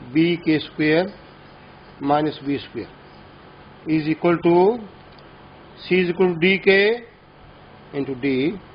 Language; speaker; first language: English; non-native, local second language; Urdu